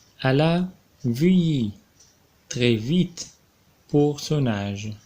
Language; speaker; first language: French; non-native, local second language; Arabic